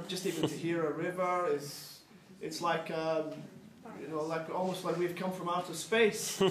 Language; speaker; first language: English; native; English